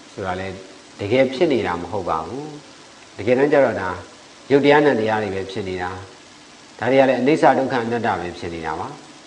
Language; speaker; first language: Burmese; native; Burmese